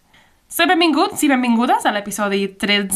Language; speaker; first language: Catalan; non-native, learner; English